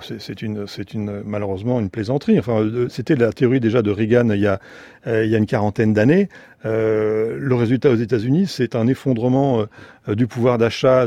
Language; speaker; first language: French; native; French